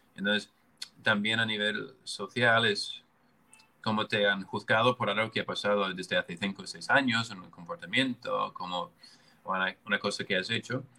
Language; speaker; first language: Spanish; non-native, fluent; English